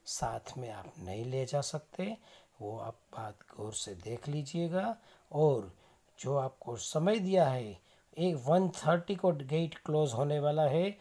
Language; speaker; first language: Hindi; non-native, local second language; Gujarati